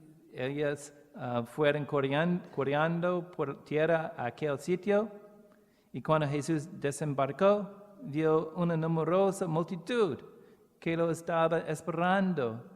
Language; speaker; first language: Spanish; non-native, learner; English